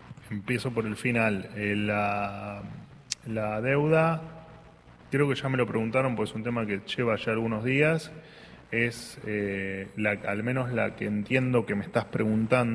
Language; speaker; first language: Spanish; native; Spanish